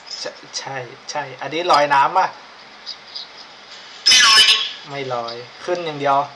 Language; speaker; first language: Thai; native; Thai